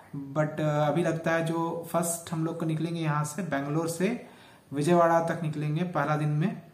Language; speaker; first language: Hindi; native; Hindi